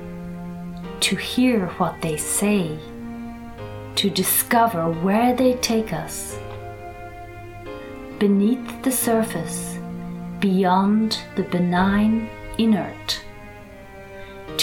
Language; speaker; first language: English; native; English